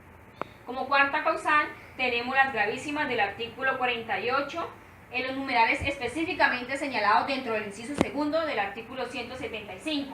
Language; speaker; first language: Spanish; native; Spanish